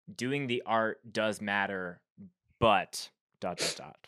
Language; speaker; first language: English; native; English